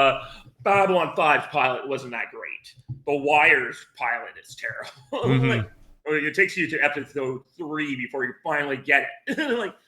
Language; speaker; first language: English; native; English